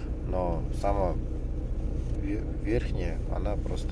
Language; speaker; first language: Russian; non-native, local second language; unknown